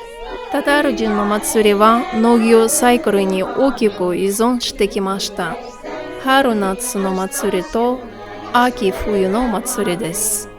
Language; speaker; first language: Japanese; non-native, fluent; Tatar